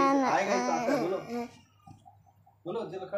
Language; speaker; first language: Hindi; native; Hindi